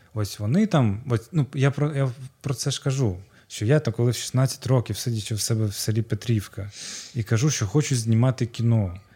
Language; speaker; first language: Ukrainian; non-native, local second language; Russian